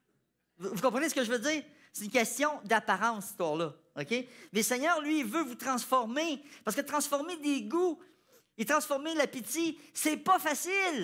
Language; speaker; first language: French; native; French